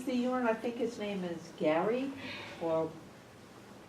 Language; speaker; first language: English; native; English